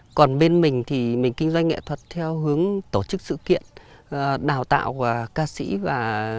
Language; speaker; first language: Vietnamese; native; Vietnamese